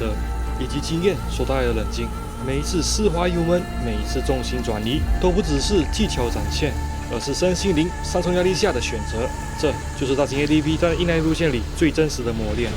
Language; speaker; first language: Chinese; native; Chinese